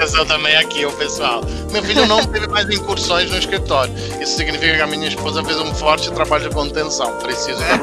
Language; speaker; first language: Portuguese; non-native, fluent; Italian